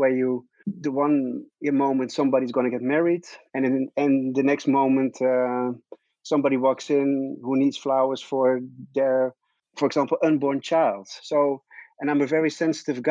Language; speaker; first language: English; non-native, fluent; Dutch